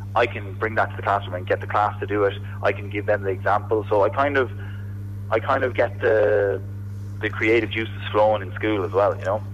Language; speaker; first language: English; native; English